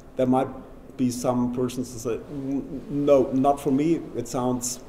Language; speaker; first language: English; non-native, fluent; German